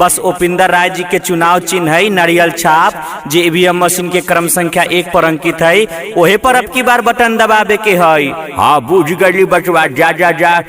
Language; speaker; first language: Hindi; non-native, local second language; Bhojpuri